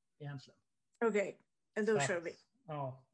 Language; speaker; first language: Swedish; non-native, fluent; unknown